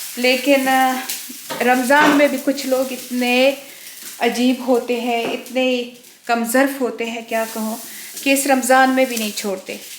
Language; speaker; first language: Urdu; non-native, local second language; Pashto